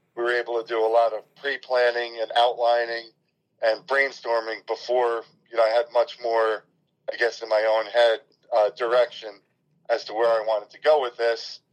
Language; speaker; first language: English; native; English